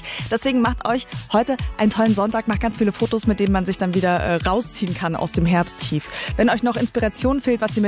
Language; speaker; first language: German; native; German